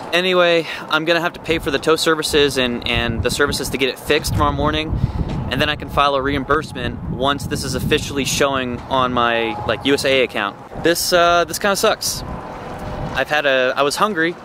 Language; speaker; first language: English; native; English